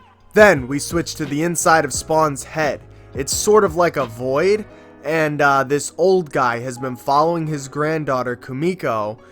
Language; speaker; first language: English; native; English